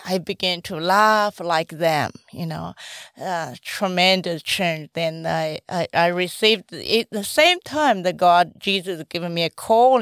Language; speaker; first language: English; non-native, fluent; Chinese